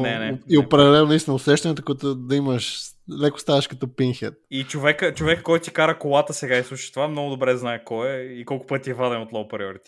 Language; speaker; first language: Bulgarian; native; Bulgarian